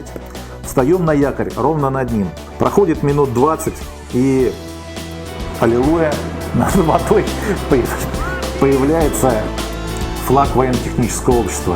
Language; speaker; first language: Russian; native; Russian